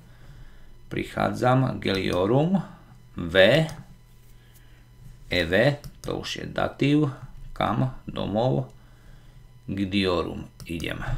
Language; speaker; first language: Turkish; non-native, learner; Slovak